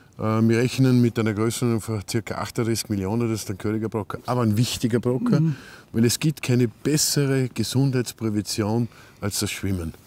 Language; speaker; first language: German; native; German